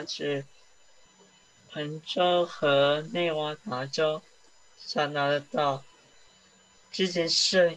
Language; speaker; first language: Chinese; early bilingual, heritage; Chinese